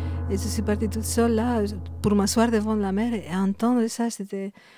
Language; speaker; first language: French; non-native, fluent; Spanish